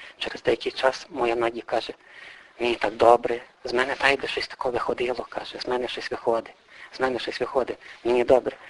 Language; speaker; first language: Ukrainian; native; Ukrainian